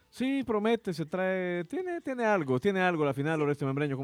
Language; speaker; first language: Spanish; native; Spanish